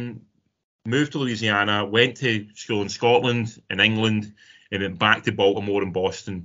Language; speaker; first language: English; native; English